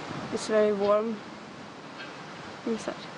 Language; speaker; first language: English; non-native, learner; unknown